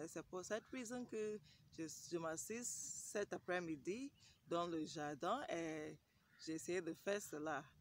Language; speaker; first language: French; non-native, learner; English